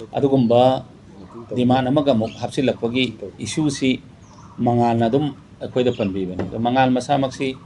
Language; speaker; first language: Manipuri; non-native, local second language; Tangkhul Naga (India)